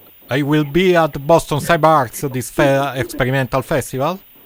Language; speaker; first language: English; non-native, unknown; Italian